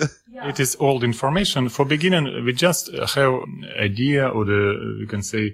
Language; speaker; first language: English; non-native, learner; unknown